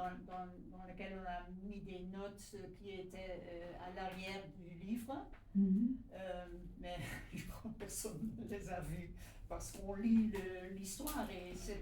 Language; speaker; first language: French; non-native, fluent; Dutch